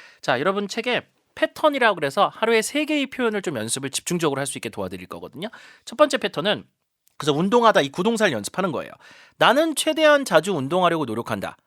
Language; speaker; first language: Korean; native; Korean